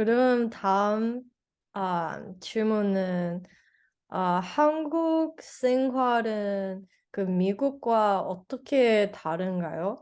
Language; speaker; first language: Korean; non-native, learner; English